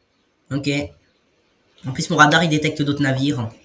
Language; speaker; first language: French; native; French